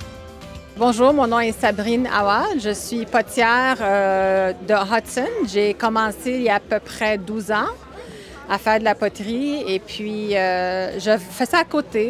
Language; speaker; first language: French; native; French